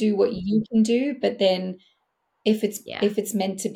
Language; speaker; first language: English; native; English